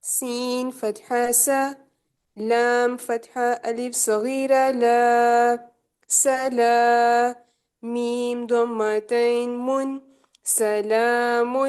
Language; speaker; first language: Arabic; non-native, learner; Urdu